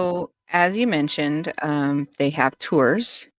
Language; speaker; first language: English; native; English